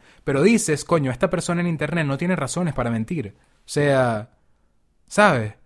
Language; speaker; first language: Spanish; native; Spanish